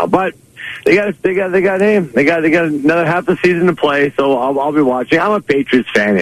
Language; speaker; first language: English; native; English